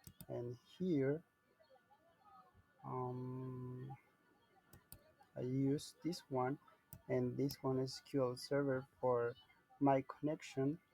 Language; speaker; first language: English; non-native, learner; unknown